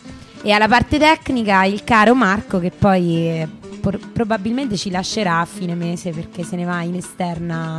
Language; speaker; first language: Italian; native; Italian